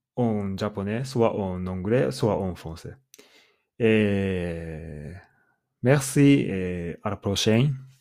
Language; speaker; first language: French; non-native, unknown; Japanese